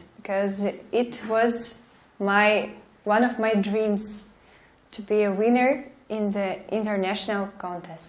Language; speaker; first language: English; non-native, learner; Russian